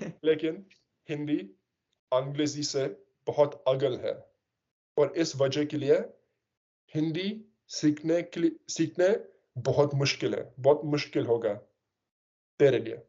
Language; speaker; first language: Hindi; non-native, fluent; English